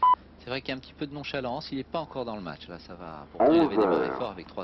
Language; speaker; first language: French; native; French